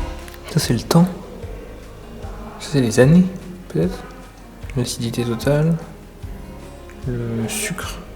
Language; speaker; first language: French; native; French